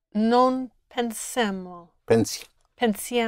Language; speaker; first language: Italian; non-native, learner; English